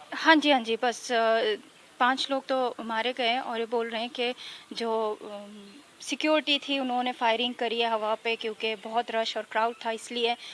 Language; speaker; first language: Hindi; non-native, fluent; Persian